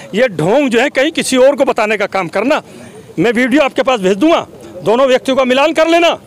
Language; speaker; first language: Hindi; native; Hindi